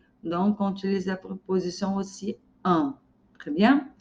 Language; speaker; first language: French; non-native, fluent; Portuguese